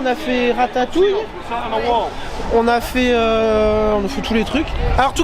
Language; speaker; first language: French; native; French